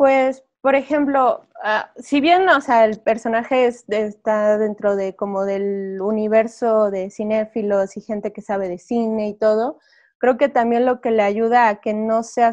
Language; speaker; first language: Spanish; native; Spanish